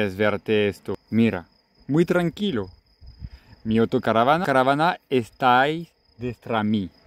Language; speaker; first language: Spanish; non-native, learner; French